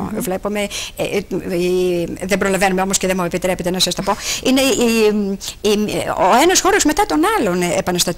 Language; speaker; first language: Greek; native; Greek